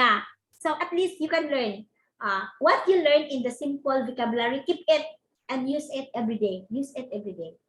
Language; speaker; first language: English; non-native, local second language; Cebuano